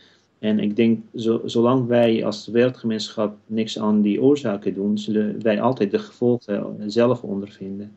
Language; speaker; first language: Dutch; non-native, fluent; Kurdish